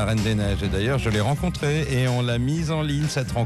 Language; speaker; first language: French; native; French